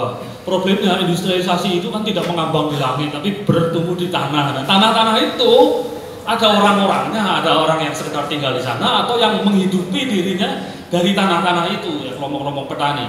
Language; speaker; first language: Indonesian; native; Indonesian